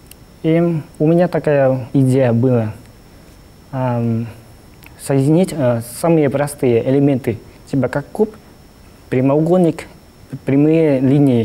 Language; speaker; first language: Russian; non-native, fluent; Vietnamese